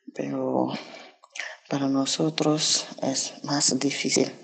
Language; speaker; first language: Spanish; non-native, learner; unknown